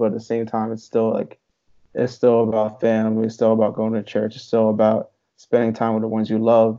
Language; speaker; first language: English; native; English